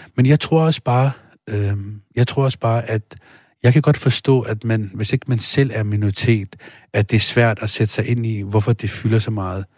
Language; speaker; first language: Danish; early bilingual, other home language; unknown